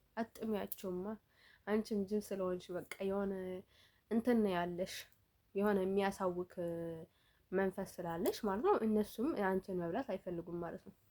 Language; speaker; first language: Amharic; native; Amharic